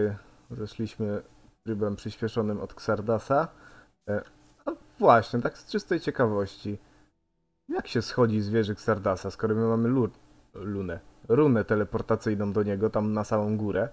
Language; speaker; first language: Polish; native; Polish